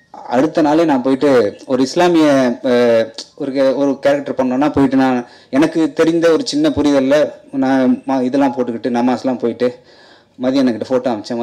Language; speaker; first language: Tamil; native; Tamil